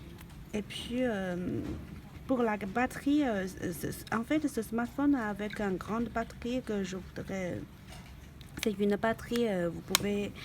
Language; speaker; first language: French; non-native, learner; Chinese